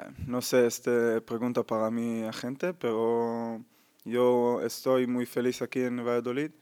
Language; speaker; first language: Spanish; non-native, learner; Hebrew